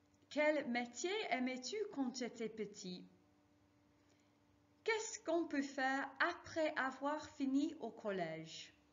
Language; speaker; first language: French; non-native, fluent; English